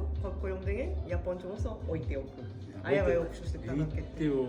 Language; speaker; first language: Kyrgyz; non-native, fluent; Japanese